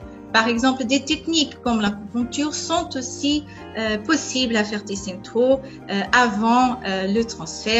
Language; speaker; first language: French; non-native, fluent; Portuguese